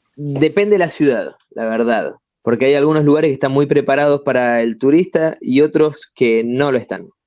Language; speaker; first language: Spanish; native; Spanish